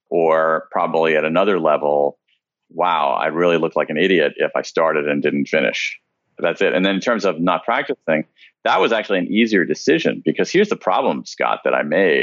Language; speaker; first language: English; native; English